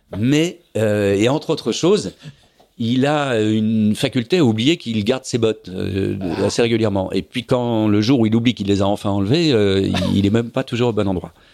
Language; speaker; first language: French; native; French